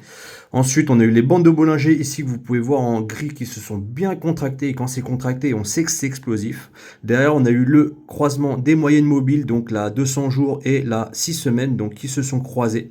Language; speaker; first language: French; native; French